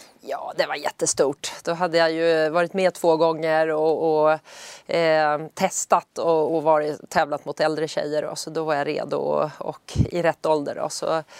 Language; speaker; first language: Swedish; native; Swedish